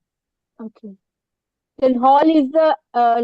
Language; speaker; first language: English; non-native, learner; Hindi